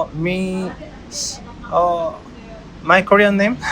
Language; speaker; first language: English; non-native, learner; Korean